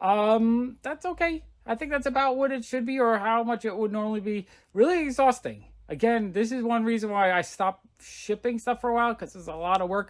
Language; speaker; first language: English; native; English